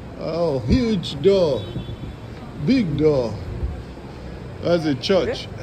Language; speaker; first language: English; non-native, learner; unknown